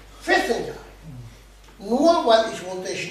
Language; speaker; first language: German; non-native, learner; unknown